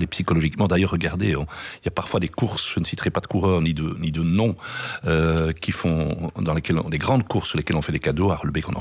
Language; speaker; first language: French; native; French